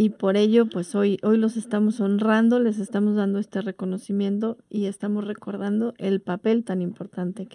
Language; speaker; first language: Spanish; native; Spanish